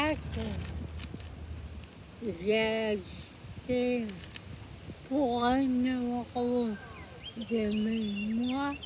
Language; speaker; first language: French; non-native, learner; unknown